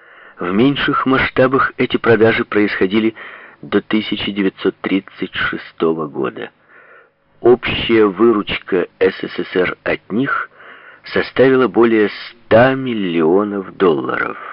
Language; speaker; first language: Russian; native; Russian